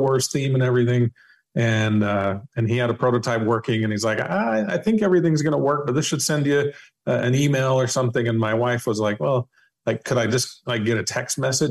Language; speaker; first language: English; native; English